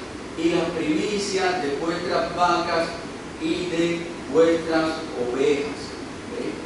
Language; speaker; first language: Spanish; native; Spanish